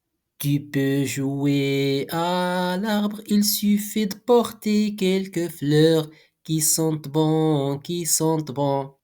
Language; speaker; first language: French; non-native, local second language; Arabic